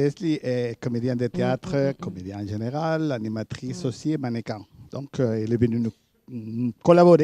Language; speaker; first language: French; native; French